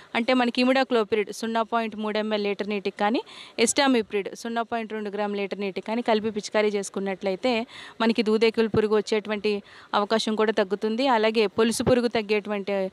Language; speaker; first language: Telugu; native; Telugu